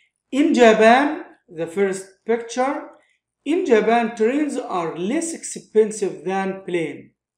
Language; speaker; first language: English; non-native, fluent; Arabic